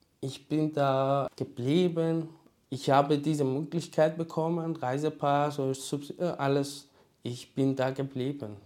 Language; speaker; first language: German; non-native, learner; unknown